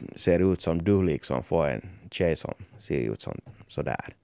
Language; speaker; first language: Swedish; native; Swedish